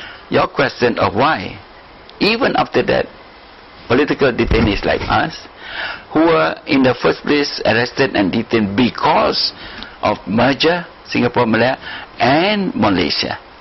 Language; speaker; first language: English; non-native, local second language; Malay